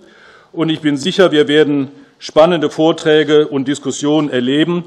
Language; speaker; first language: German; native; German